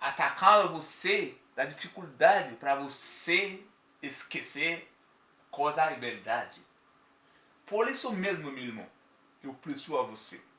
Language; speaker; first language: Portuguese; non-native, learner; Haitian Creole